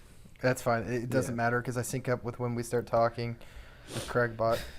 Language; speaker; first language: English; native; English